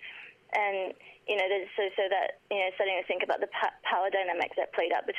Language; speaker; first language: English; native; English